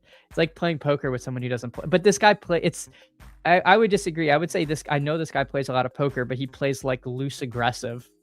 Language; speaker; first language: English; native; English